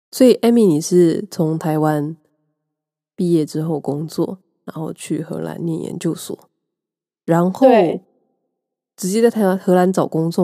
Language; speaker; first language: Chinese; native; Chinese